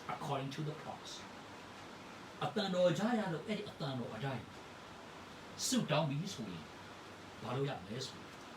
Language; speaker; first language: Burmese; non-native, local second language; Tedim Chin